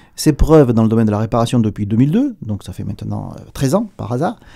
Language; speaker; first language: French; native; French